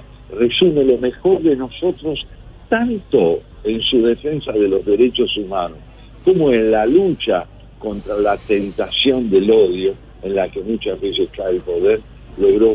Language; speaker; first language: Spanish; native; Spanish